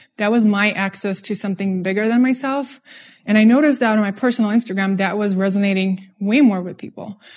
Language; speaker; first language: English; non-native, fluent; Russian